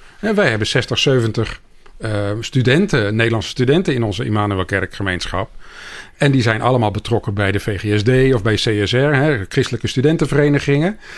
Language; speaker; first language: Dutch; native; Dutch